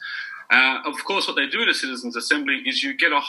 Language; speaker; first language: English; native; English